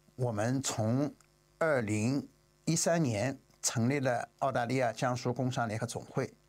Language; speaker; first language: Chinese; native; Chinese